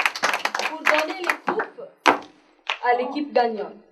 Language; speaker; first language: French; non-native, fluent; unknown